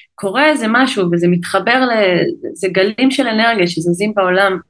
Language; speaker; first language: Hebrew; native; Hebrew